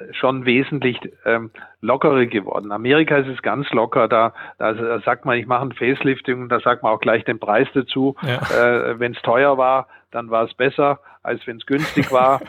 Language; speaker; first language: German; native; German